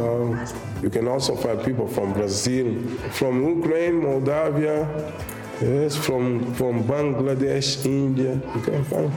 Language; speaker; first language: English; non-native, fluent; Kabuverdianu